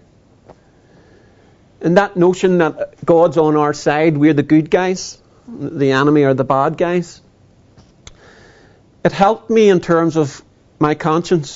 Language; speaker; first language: English; native; English